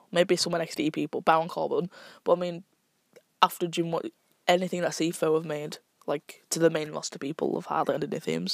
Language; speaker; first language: English; native; English